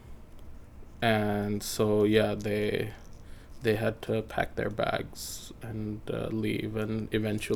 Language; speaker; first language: English; native; English